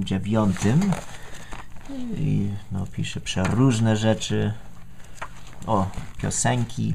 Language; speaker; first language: Polish; non-native, fluent; English